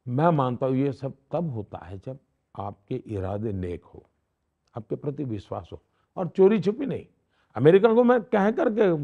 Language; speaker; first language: Hindi; non-native, local second language; Gujarati